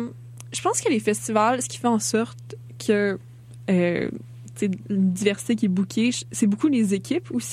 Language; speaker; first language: French; native; French